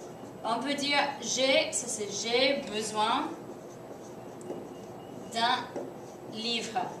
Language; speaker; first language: French; non-native, fluent; English